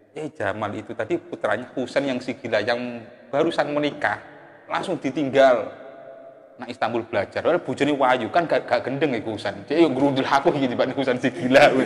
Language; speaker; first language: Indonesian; non-native, local second language; Javanese